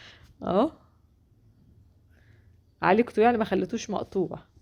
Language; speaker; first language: Arabic; native; Arabic